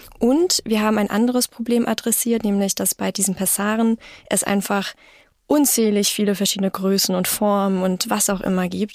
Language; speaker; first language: German; native; German